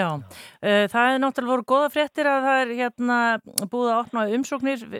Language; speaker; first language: Icelandic; native; Icelandic